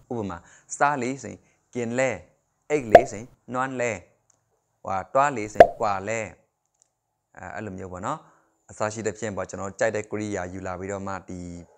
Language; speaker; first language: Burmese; non-native, local second language; Shan